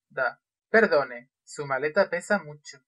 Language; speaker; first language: Spanish; non-native, fluent; Russian